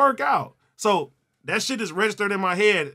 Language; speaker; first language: English; native; English